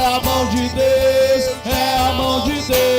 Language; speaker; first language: Portuguese; native; Portuguese